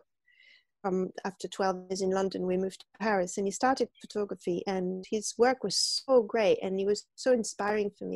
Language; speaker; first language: English; non-native, fluent; French